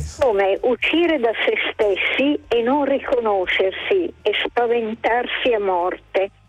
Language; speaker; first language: Italian; native; Italian